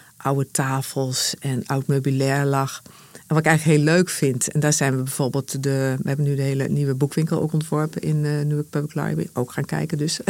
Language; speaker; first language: Dutch; native; Dutch